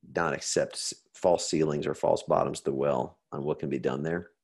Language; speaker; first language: English; native; English